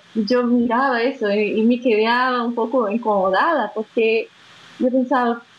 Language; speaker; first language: Spanish; non-native, fluent; Portuguese